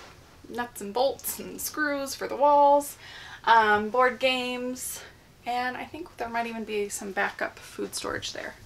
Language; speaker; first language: English; native; English